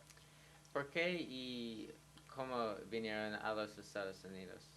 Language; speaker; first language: Spanish; non-native, learner; English